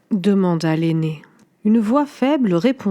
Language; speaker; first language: French; native; French